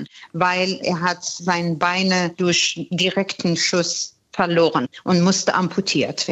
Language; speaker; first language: German; non-native, fluent; Persian